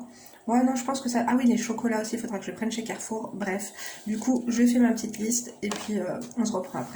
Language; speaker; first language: French; native; French